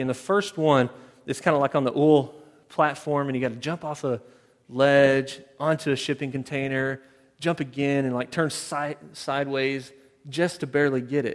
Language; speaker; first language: English; native; English